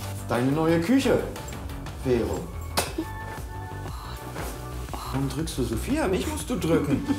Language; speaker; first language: German; native; German